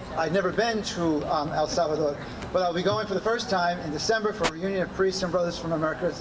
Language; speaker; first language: English; native; English